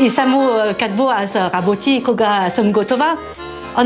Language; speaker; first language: Bulgarian; non-native, learner; French